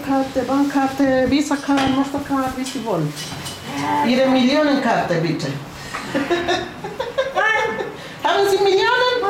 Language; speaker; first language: German; non-native, learner; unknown